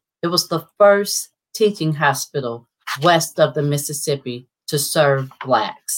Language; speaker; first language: English; native; English